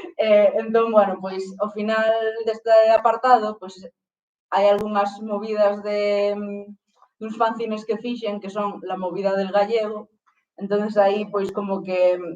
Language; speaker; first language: Galician; non-native, local second language; Spanish